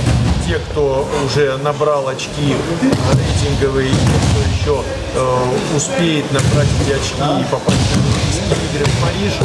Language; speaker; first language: Russian; native; Russian